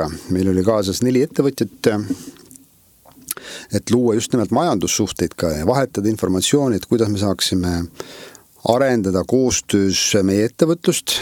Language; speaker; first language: Estonian; native; Estonian